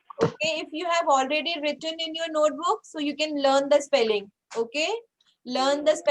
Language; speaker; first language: English; non-native, local second language; Hindi